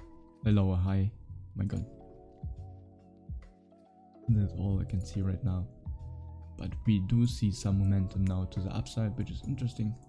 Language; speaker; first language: English; non-native, fluent; German